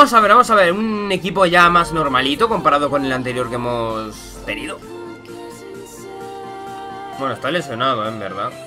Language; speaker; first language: Spanish; native; Spanish